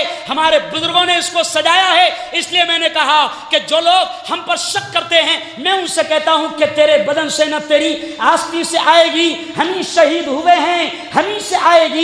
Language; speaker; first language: Urdu; native; Urdu